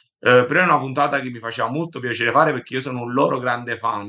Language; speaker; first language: Italian; native; Italian